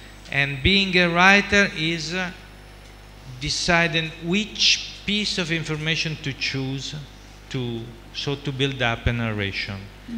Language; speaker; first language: English; non-native, fluent; Italian